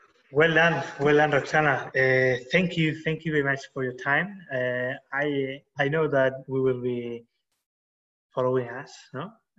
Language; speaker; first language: English; non-native, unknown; Spanish